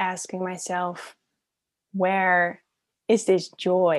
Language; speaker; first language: English; non-native, fluent; Dutch